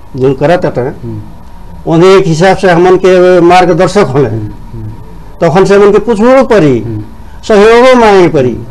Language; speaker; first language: Bhojpuri; non-native, local second language; Rana Tharu